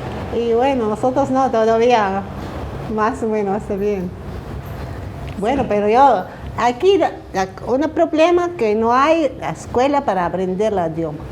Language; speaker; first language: Spanish; non-native, learner; Arabic